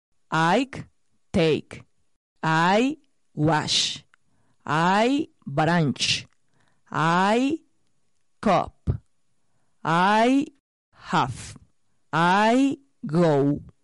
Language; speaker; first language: English; non-native, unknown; Spanish